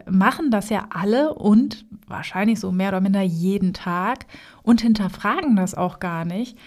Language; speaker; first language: German; native; German